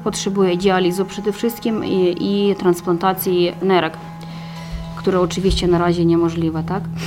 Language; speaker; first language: Polish; non-native, learner; Ukrainian